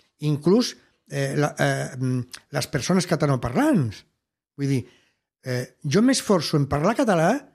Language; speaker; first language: Catalan; non-native, local second language; Spanish